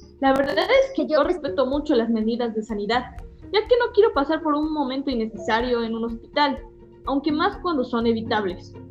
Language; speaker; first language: Spanish; native; Spanish